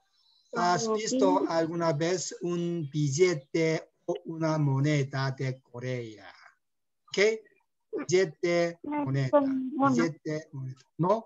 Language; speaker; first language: Spanish; non-native, learner; Korean